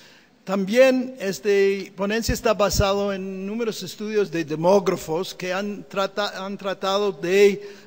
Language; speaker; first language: Spanish; non-native, fluent; English